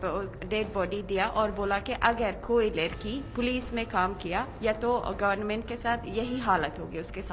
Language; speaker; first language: Hindi; non-native, learner; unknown